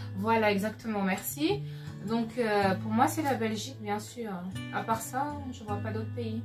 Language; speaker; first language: French; non-native, local second language; Lingala